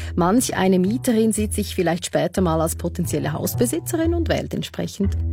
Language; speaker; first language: German; native; German